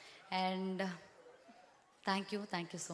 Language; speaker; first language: Telugu; non-native, learner; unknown